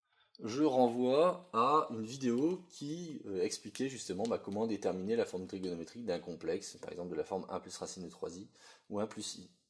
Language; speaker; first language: French; native; French